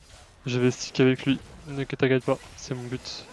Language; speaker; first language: French; native; French